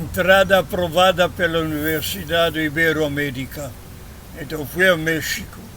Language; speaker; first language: Portuguese; non-native, learner; Spanish